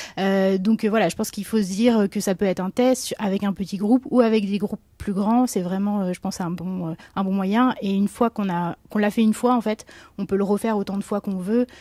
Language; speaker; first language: French; native; French